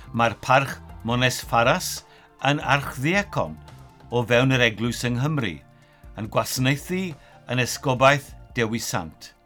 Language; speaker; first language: Welsh; native; Welsh